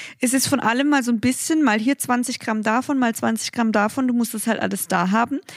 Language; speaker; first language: German; native; German